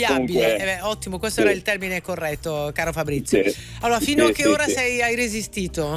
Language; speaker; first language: Italian; native; Italian